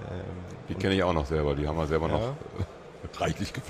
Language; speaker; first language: German; native; German